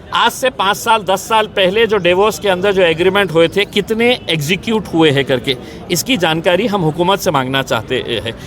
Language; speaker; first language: Hindi; non-native, local second language; Marathi